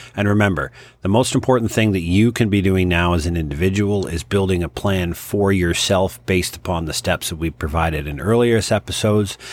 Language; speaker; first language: English; native; English